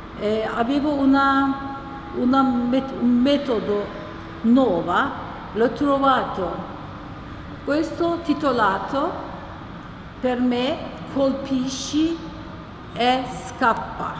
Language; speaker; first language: Italian; non-native, learner; Turkish